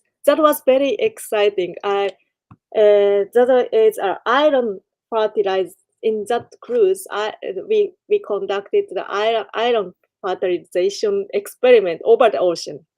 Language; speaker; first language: English; non-native, learner; Japanese